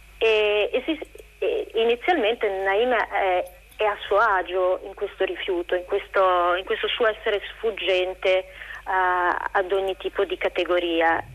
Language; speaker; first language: Italian; native; Italian